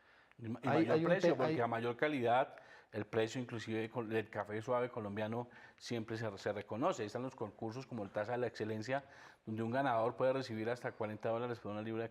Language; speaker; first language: Spanish; native; Spanish